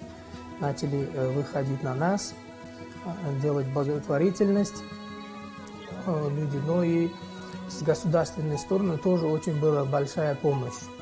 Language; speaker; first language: Russian; non-native, fluent; Uzbek